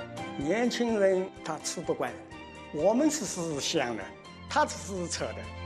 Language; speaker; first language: Chinese; non-native, local second language; Wu Chinese